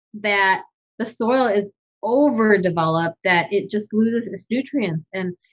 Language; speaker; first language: English; native; English